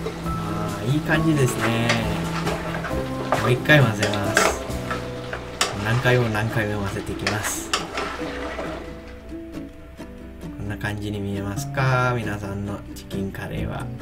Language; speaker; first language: Japanese; non-native, learner; Sinhala